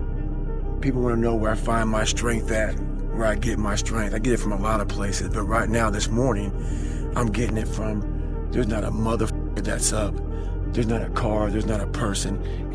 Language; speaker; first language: English; native; English